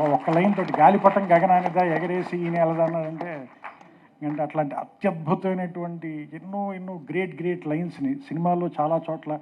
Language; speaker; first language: Telugu; native; Telugu